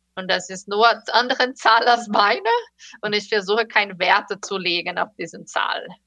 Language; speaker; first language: German; non-native, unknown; Portuguese